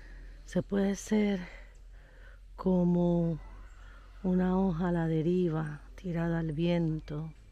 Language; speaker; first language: Spanish; native; Spanish